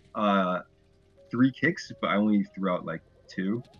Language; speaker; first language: English; native; English